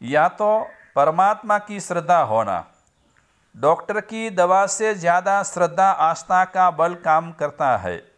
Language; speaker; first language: Hindi; non-native, local second language; Gujarati